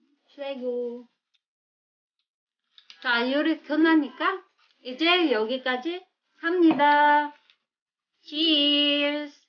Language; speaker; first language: Korean; non-native, learner; Cebuano